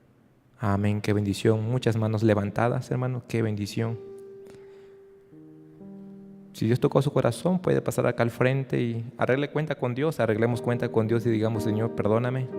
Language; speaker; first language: Spanish; native; Spanish